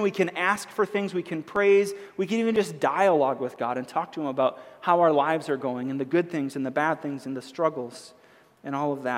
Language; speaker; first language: English; native; English